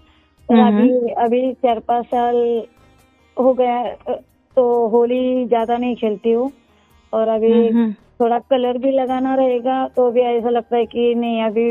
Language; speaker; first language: Hindi; non-native, local second language; Marathi